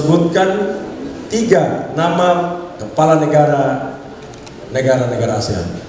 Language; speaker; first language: Indonesian; native; Indonesian